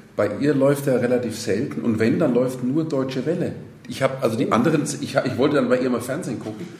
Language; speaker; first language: German; native; German